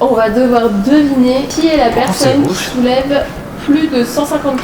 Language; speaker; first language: French; native; French